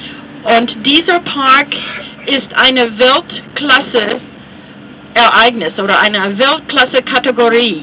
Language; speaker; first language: German; non-native, fluent; English